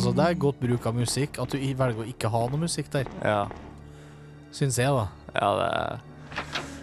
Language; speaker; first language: Norwegian; native; Norwegian